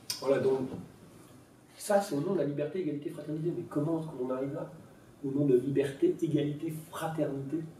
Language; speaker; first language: French; non-native, local second language; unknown